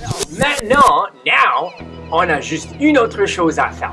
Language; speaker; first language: French; non-native, fluent; English